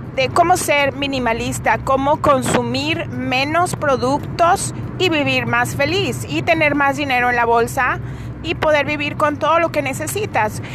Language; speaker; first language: Spanish; native; Spanish